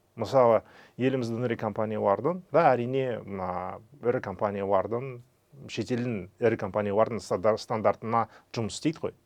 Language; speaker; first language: Kazakh; non-native, fluent; Russian